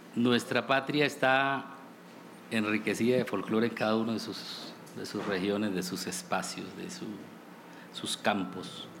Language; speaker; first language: Spanish; native; Spanish